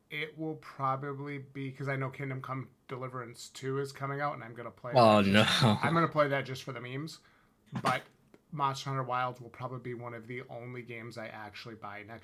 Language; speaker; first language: English; native; English